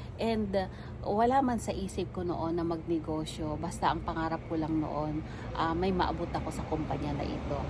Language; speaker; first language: Filipino; native; Filipino